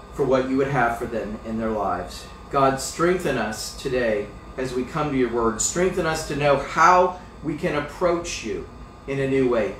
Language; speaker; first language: English; native; English